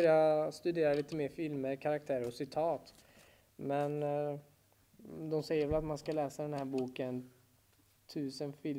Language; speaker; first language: Swedish; native; Swedish